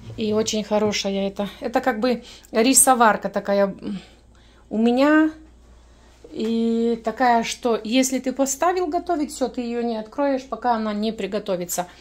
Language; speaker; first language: Russian; non-native, local second language; Ukrainian